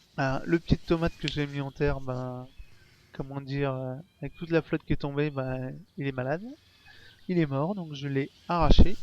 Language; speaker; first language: French; native; French